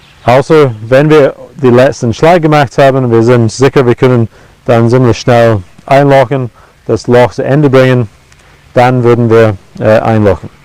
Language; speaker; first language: German; non-native, fluent; English